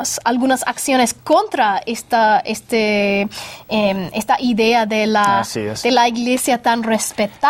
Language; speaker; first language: Spanish; non-native, fluent; English